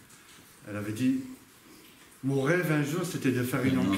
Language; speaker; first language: French; native; French